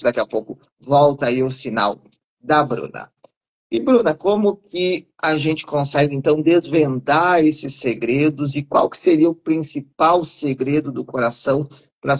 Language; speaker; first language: Portuguese; native; Portuguese